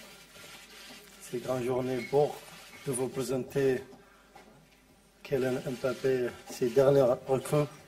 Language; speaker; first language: French; non-native, learner; Arabic